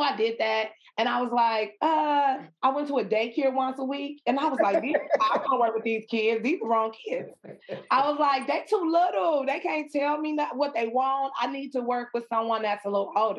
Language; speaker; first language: English; native; English